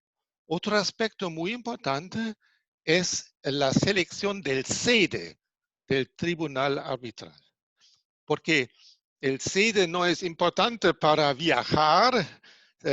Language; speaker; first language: Spanish; non-native, fluent; German